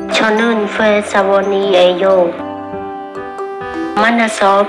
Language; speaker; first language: Korean; non-native, learner; Khmer